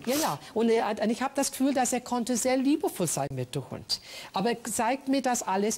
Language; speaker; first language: German; non-native, fluent; English